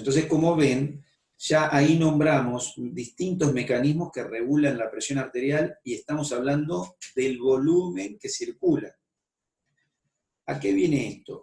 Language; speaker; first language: Spanish; native; Spanish